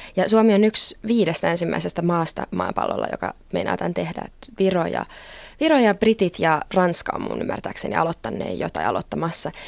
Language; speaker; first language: Finnish; native; Finnish